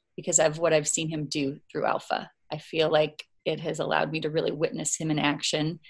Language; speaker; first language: English; native; English